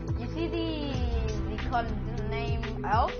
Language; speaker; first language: English; non-native, learner; Greek